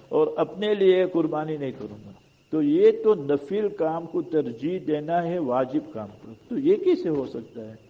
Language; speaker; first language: Urdu; non-native, local second language; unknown